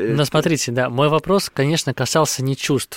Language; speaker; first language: Russian; native; Russian